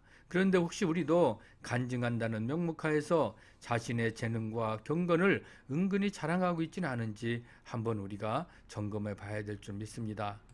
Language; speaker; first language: Korean; native; Korean